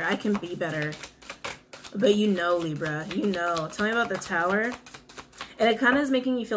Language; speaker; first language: English; native; English